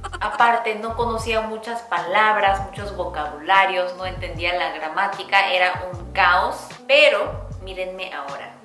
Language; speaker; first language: Spanish; non-native, fluent; Korean